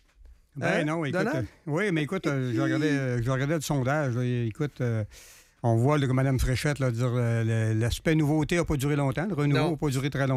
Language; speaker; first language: French; native; French